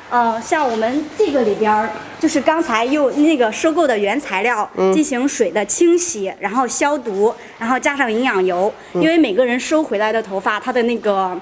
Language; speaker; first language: Chinese; native; Chinese